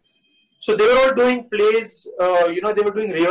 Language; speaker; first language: English; non-native, local second language; Hindi